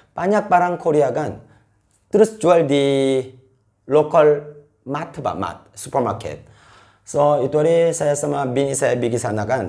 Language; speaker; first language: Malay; non-native, fluent; Korean